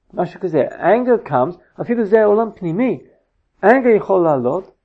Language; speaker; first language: Hebrew; non-native, fluent; English